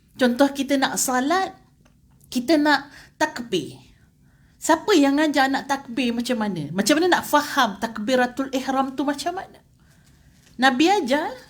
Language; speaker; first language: Malay; native; Malay